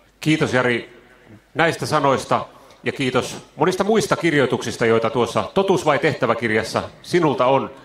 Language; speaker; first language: Finnish; native; Finnish